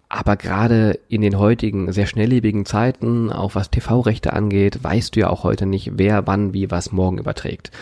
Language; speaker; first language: German; native; German